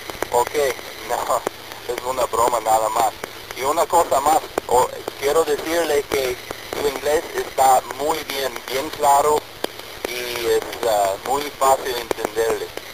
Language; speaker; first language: Spanish; non-native, fluent; English